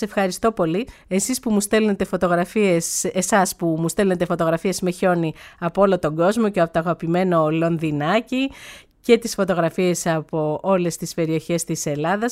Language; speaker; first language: Greek; native; Greek